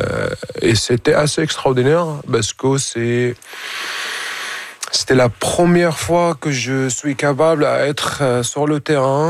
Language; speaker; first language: French; non-native, fluent; Arabic